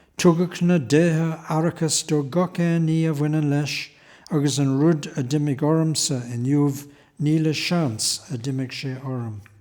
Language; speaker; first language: Irish; native; Irish